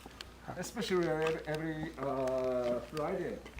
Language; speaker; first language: English; non-native, learner; Japanese